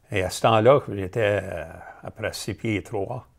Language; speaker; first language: French; native; French